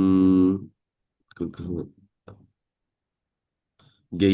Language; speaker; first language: German; non-native, learner; Indonesian